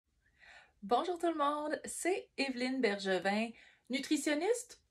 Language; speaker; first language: French; native; French